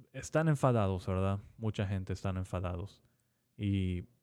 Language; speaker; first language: Spanish; early bilingual, heritage; Spanish